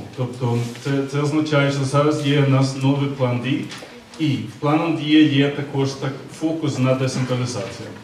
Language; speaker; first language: Ukrainian; non-native, fluent; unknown